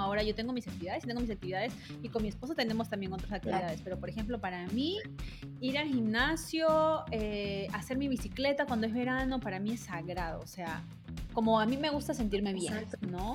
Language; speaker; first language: Spanish; native; Spanish